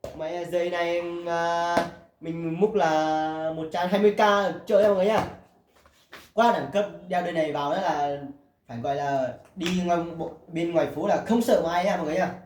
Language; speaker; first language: Vietnamese; non-native, local second language; Hmong